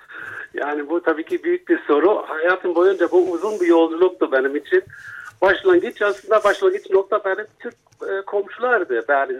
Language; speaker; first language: Turkish; non-native, fluent; German